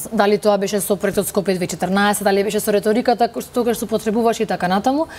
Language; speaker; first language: Macedonian; native; Macedonian